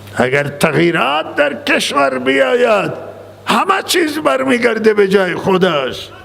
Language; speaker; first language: Persian; non-native, local second language; Baluchi